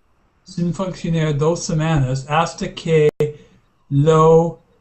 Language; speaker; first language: Spanish; non-native, learner; English